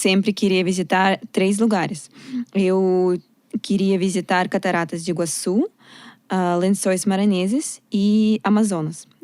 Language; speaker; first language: Portuguese; non-native, learner; Russian